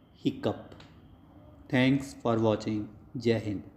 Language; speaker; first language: English; non-native, local second language; Punjabi